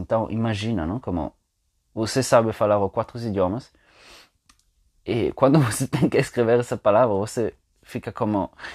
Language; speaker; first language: Portuguese; non-native, fluent; Italian